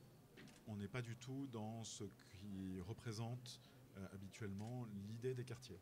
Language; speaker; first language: French; native; French